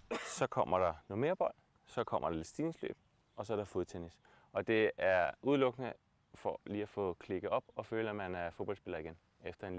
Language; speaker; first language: Danish; native; Danish